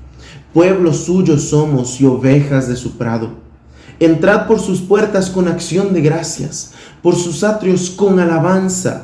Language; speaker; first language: Spanish; native; Spanish